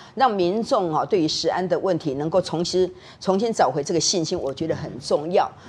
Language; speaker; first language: Chinese; native; Chinese